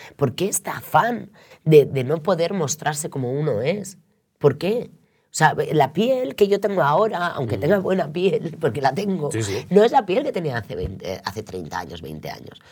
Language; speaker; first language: Spanish; non-native, local second language; Catalan